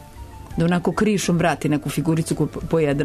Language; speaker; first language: Serbian; native; Serbian